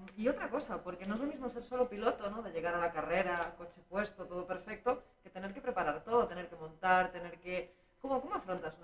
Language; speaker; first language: Spanish; native; Spanish